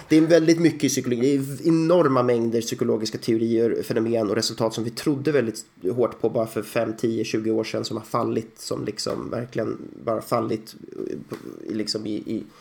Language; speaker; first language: Swedish; native; Swedish